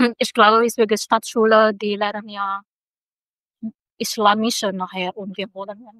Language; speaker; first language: German; non-native, local second language; Indonesian